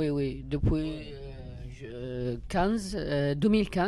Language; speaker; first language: French; non-native, learner; Arabic